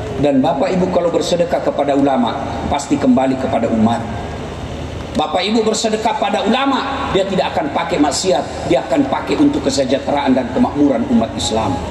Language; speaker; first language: Indonesian; non-native, local second language; Buginese